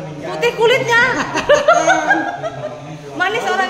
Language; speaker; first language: Indonesian; non-native, local second language; Madurese